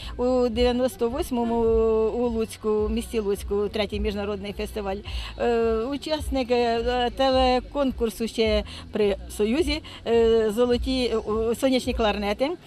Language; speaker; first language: Ukrainian; native; Ukrainian